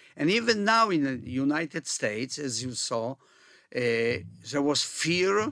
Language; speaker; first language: English; non-native, fluent; Polish